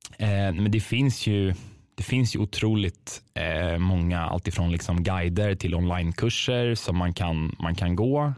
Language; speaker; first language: Swedish; native; Swedish